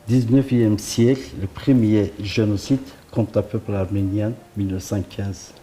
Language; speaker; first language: French; non-native, learner; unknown